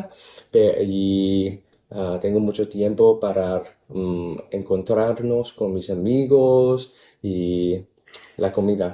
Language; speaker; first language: Spanish; non-native, fluent; Cantonese